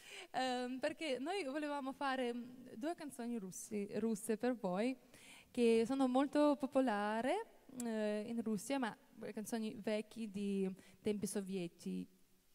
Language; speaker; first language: Italian; non-native, fluent; Russian